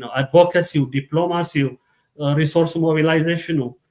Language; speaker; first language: English; non-native, local second language; Amharic